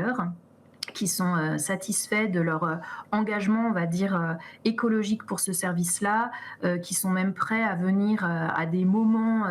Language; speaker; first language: French; native; French